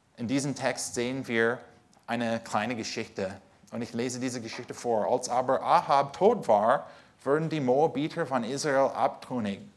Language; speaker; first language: German; non-native, fluent; English